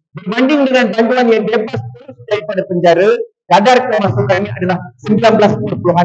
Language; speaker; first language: Malay; non-native, local second language; Tamil